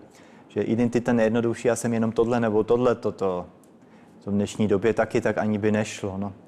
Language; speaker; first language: Czech; early bilingual, heritage; Czech